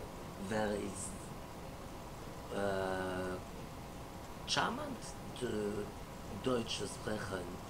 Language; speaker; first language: German; non-native, learner; French